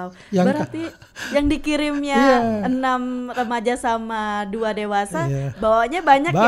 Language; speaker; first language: Indonesian; native; Indonesian